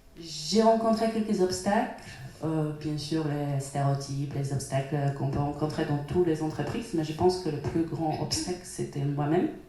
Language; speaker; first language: French; non-native, fluent; Polish